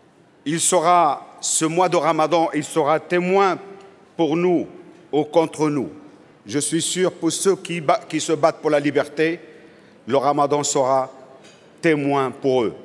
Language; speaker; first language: French; non-native, local second language; Arabic